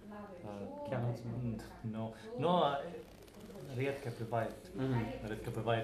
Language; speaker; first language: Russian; non-native, learner; Arabic